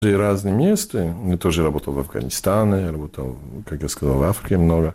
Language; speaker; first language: Russian; non-native, fluent; English